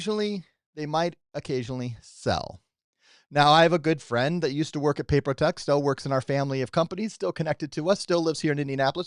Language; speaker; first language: English; native; English